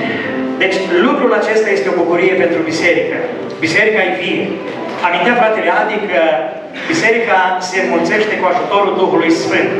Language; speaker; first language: Romanian; native; Romanian